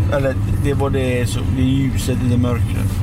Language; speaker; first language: Swedish; early bilingual, other home language; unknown